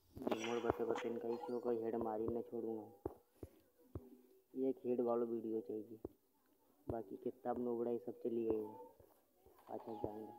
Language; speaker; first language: Hindi; non-native, local second language; Gujarati